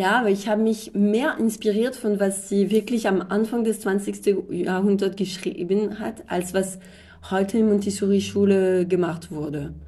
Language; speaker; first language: German; non-native, fluent; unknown